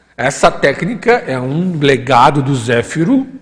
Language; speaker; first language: Portuguese; native; Portuguese